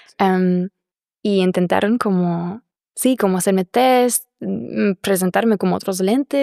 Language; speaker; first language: Spanish; non-native, fluent; German